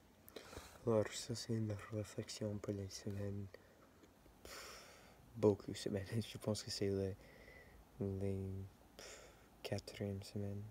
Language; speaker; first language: French; non-native, learner; English